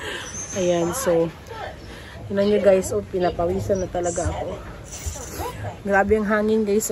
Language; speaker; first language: Filipino; non-native, local second language; Hiligaynon